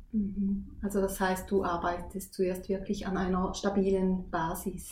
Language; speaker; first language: German; native; German